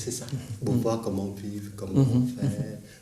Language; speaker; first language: French; non-native, fluent; Vietnamese